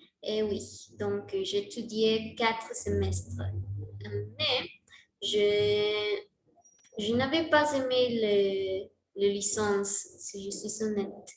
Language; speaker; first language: French; non-native, learner; Spanish